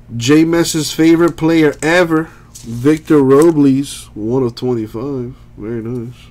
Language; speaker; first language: English; native; English